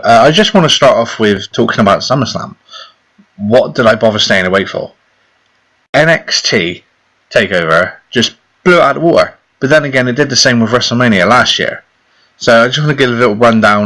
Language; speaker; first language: English; native; English